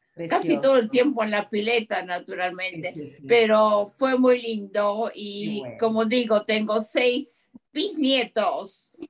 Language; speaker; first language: Spanish; native; Spanish